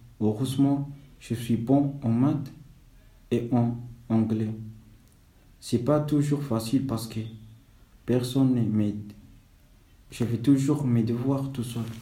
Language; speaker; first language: French; non-native, fluent; Somali